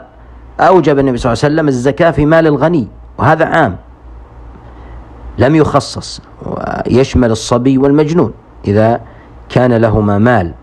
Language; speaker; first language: Arabic; native; Arabic